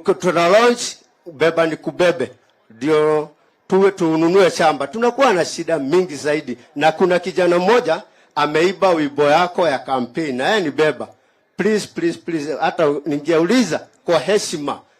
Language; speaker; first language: Swahili; non-native, local second language; Kikuyu